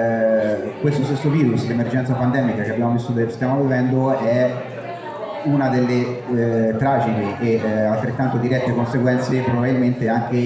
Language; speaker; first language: Italian; native; Italian